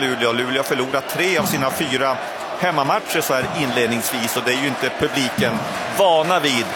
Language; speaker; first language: Swedish; native; Swedish